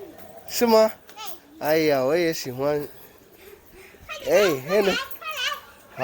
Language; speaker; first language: Chinese; non-native, learner; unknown